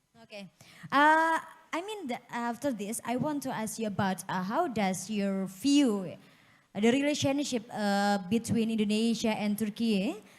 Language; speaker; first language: English; non-native, fluent; Indonesian